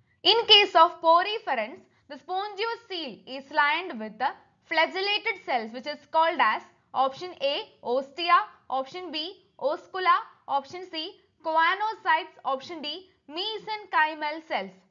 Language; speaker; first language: English; non-native, local second language; Malayalam